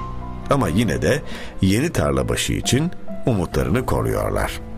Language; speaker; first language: Turkish; native; Turkish